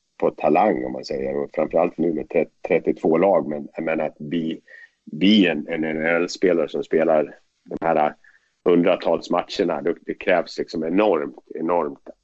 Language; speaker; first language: Swedish; native; Swedish